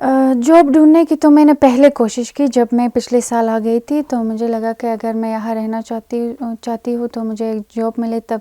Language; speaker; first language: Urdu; non-native, fluent; Persian